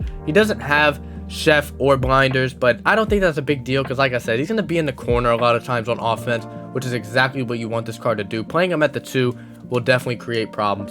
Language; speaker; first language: English; native; English